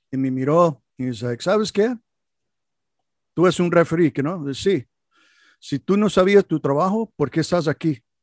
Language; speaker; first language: Spanish; non-native, learner; English